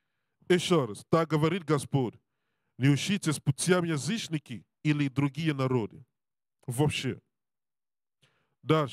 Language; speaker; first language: Russian; non-native, learner; English